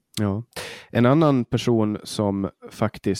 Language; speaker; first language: Swedish; native; Swedish